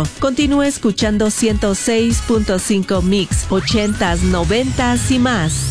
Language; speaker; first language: Spanish; native; Spanish